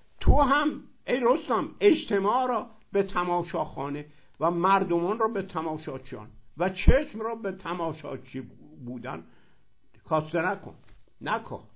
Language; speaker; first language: Persian; native; Persian